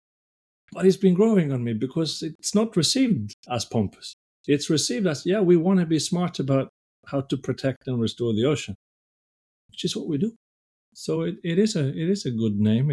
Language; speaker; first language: English; non-native, fluent; Swedish